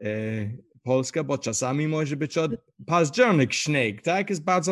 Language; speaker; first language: Polish; non-native, learner; English